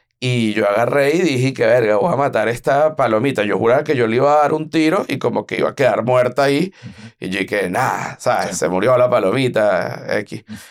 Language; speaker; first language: Spanish; native; Spanish